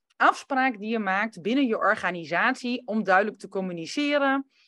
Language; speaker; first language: Dutch; early bilingual, other home language; Romanian